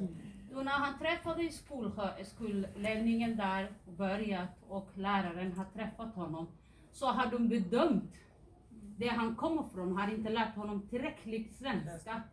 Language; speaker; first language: Swedish; non-native, fluent; Somali